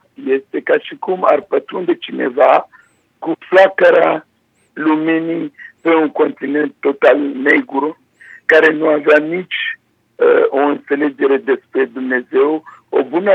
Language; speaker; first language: Romanian; non-native, fluent; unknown